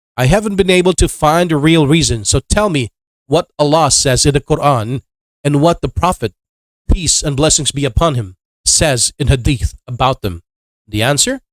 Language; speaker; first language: English; non-native, local second language; Filipino